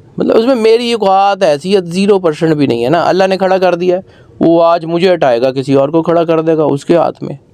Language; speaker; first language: Urdu; non-native, local second language; Punjabi